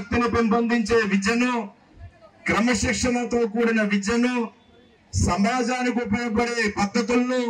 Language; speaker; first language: Telugu; native; Telugu